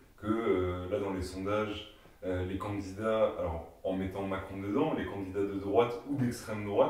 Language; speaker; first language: French; native; French